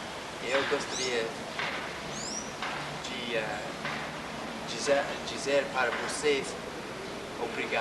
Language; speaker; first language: Portuguese; non-native, learner; English